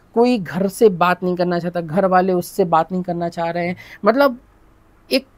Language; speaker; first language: Hindi; native; Hindi